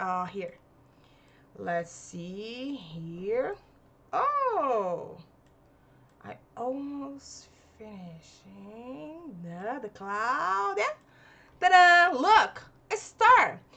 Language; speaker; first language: English; non-native, fluent; Portuguese